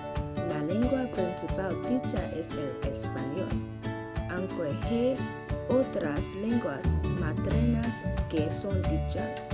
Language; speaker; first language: Spanish; non-native, learner; English